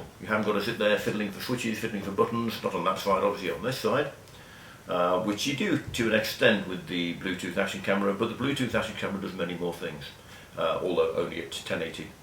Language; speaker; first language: English; native; English